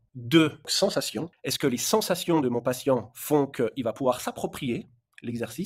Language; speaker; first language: French; native; French